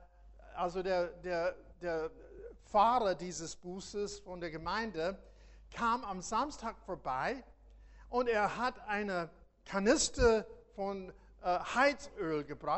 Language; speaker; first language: German; non-native, fluent; English